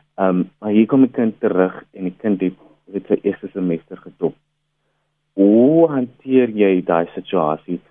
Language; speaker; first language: Afrikaans; native; Afrikaans